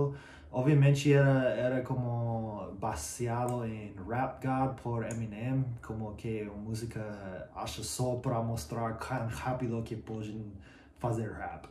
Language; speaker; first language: Portuguese; non-native, learner; English